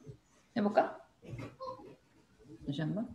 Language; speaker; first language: Korean; native; Korean